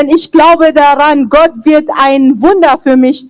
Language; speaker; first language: German; non-native, fluent; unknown